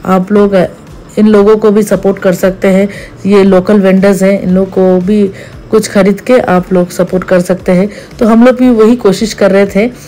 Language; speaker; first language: Hindi; non-native, local second language; Bangla